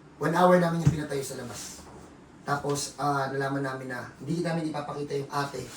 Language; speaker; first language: Filipino; native; Filipino